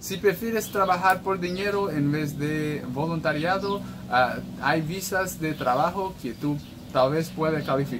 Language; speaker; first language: Spanish; non-native, fluent; English